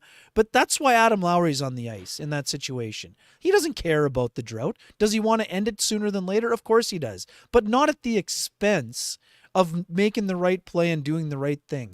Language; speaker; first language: English; native; English